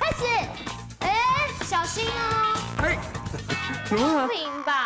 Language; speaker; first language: Chinese; native; Chinese